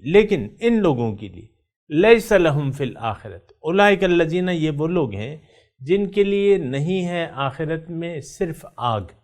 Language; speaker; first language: Urdu; non-native, local second language; Pashto